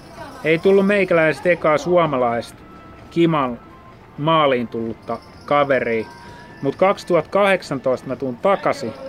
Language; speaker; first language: Finnish; native; Finnish